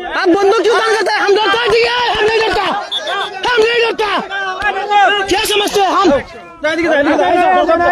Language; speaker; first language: Hindi; non-native, learner; Bangla